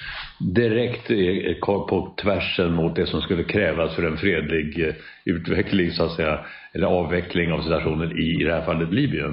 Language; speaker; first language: Swedish; native; Swedish